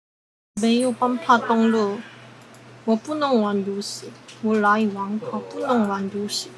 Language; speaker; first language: Chinese; non-native, learner; Korean